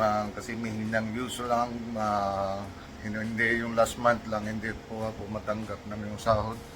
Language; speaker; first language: Filipino; non-native, local second language; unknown